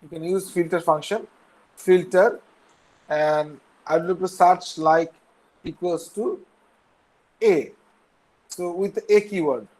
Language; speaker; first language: English; non-native, local second language; Bangla